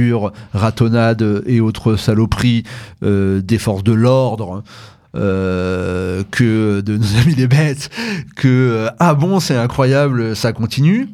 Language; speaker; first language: French; native; French